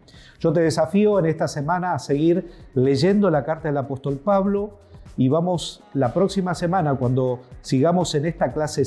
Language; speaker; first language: Spanish; native; Spanish